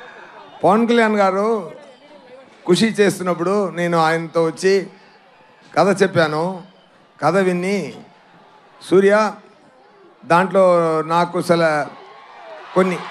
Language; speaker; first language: Telugu; non-native, learner; Tamil